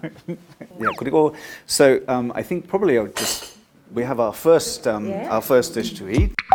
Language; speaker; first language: English; native; English